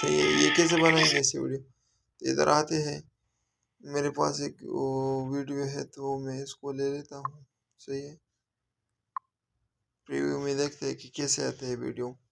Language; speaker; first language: Hindi; non-native, local second language; Punjabi